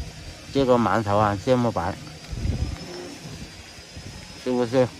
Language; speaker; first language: Chinese; non-native, local second language; Cantonese